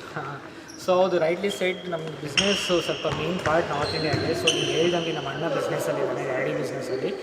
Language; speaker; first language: Kannada; non-native, local second language; Hindi